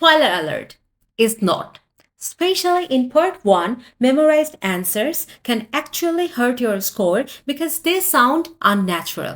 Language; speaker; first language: English; non-native, fluent; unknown